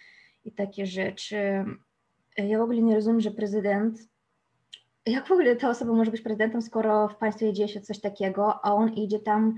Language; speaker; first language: Polish; non-native, fluent; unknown